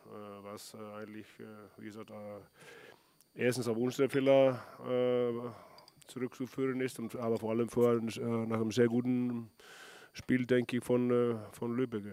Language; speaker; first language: German; non-native, fluent; Icelandic